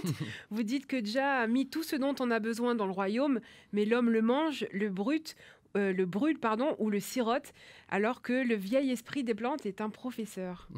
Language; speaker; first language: French; native; French